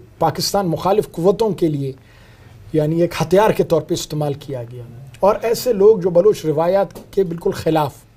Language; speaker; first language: Urdu; non-native, local second language; Brahui